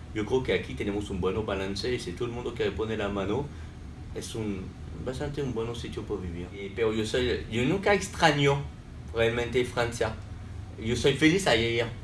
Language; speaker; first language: Spanish; non-native, fluent; French